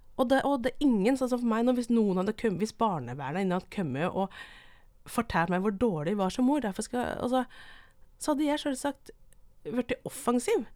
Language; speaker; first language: Norwegian; non-native, local second language; Vietnamese